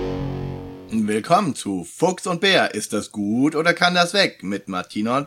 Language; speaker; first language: German; native; German